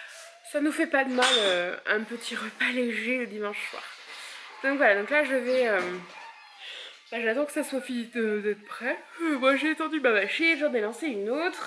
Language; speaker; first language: French; native; French